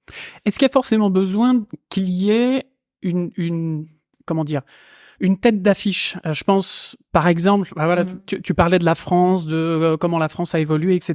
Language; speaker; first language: French; native; French